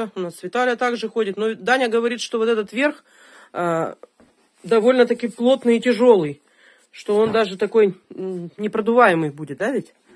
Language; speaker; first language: Russian; native; Russian